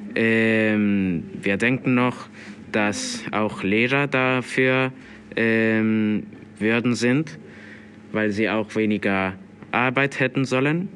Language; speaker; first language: German; non-native, learner; Spanish